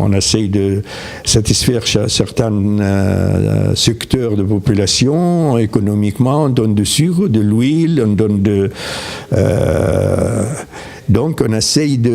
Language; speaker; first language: French; non-native, fluent; Arabic